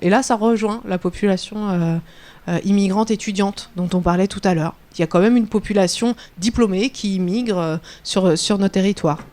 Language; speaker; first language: French; native; French